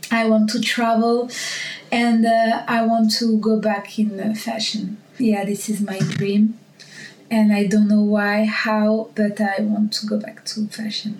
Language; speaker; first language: English; non-native, learner; French